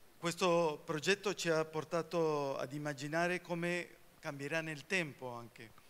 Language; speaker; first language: Italian; early bilingual, heritage; Spanish